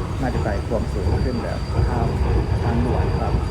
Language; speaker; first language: Thai; native; Thai